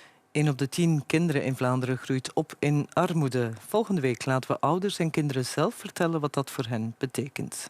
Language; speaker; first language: Dutch; native; Dutch